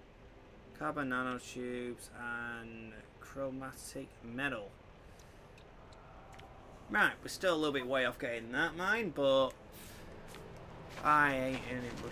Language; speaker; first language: English; native; English